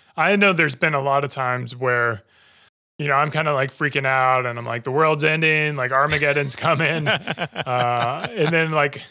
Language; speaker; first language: English; native; English